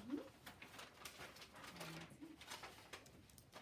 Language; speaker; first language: English; native; English